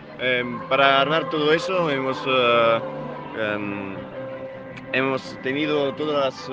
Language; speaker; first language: Spanish; non-native, learner; French